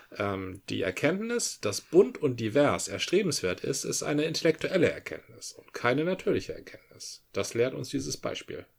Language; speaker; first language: German; native; German